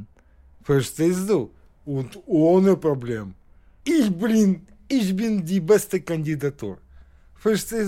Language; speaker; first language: German; non-native, learner; Russian